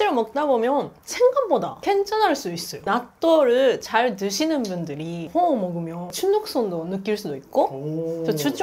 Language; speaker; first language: Korean; non-native, fluent; Japanese